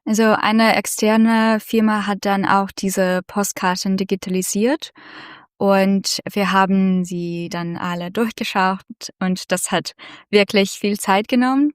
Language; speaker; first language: German; non-native, fluent; Russian